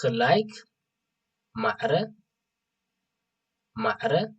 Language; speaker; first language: Dutch; non-native, fluent; Tigrinya